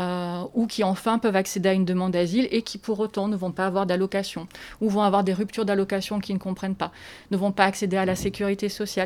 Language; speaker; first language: French; native; French